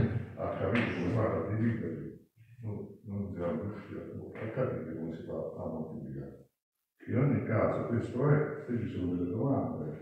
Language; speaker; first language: Italian; native; Italian